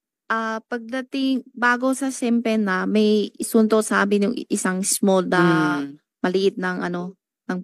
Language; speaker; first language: Filipino; non-native, learner; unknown